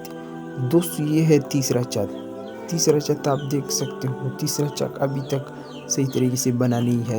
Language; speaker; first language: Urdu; non-native, local second language; Pashto